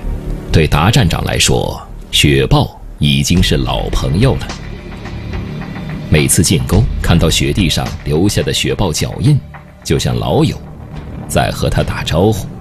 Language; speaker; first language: Chinese; native; Chinese